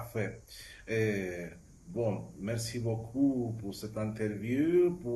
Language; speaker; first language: French; non-native, fluent; Spanish